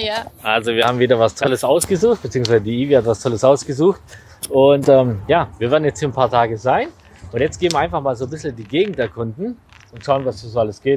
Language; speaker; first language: German; native; German